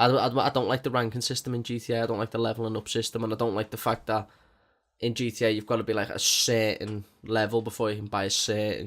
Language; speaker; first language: English; native; English